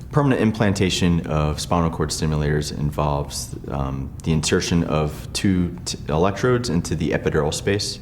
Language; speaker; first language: English; native; English